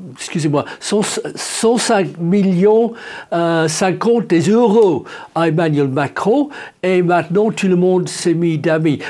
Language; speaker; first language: French; non-native, fluent; English